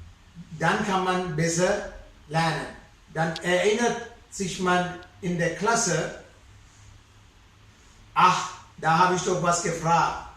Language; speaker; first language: German; non-native, fluent; Sinhala